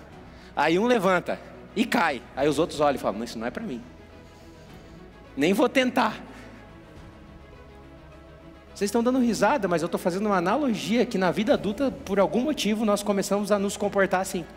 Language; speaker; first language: Portuguese; native; Portuguese